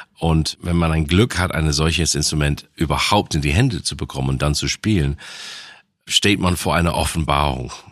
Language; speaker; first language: German; non-native, fluent; English